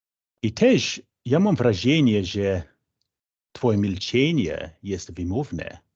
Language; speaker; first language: Polish; non-native, fluent; English